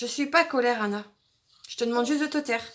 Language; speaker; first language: French; native; French